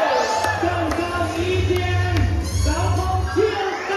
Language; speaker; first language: Chinese; non-native, fluent; Thai